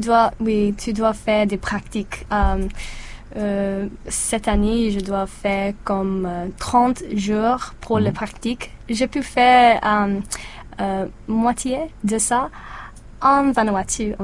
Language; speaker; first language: French; non-native, learner; English